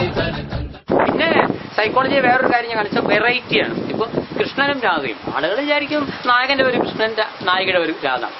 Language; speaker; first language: Malayalam; non-native, local second language; Hindi